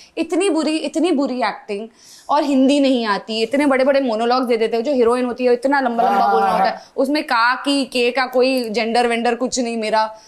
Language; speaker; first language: Hindi; non-native, local second language; English